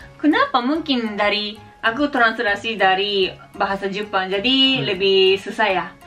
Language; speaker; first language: Indonesian; non-native, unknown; Japanese